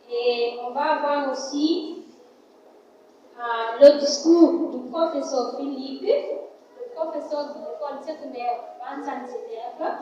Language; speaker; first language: French; non-native, learner; Portuguese